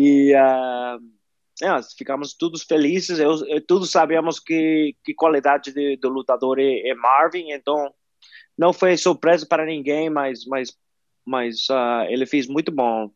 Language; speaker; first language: Portuguese; non-native, fluent; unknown